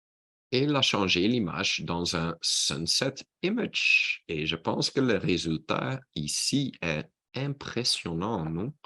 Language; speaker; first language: French; non-native, local second language; Dutch